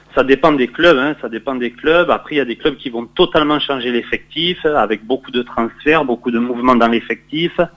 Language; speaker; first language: French; native; French